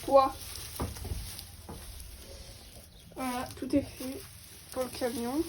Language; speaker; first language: French; native; French